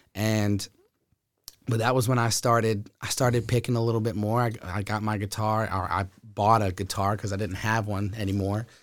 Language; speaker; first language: English; native; English